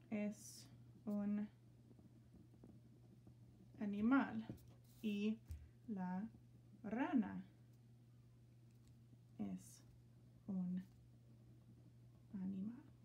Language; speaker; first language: Spanish; non-native, learner; English